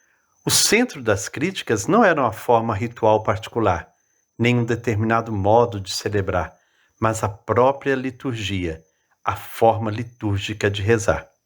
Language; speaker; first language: Portuguese; native; Portuguese